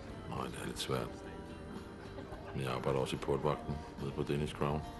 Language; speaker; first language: Danish; native; Danish